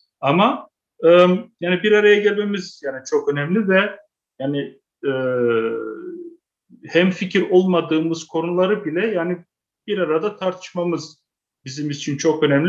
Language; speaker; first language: Turkish; early bilingual, heritage; Turkish